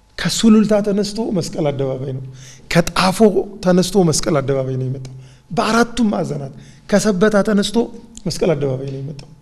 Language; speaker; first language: Amharic; native; Amharic